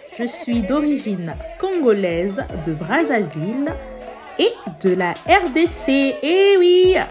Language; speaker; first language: French; native; French